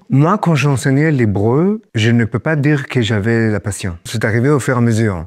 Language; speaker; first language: French; non-native, fluent; Hebrew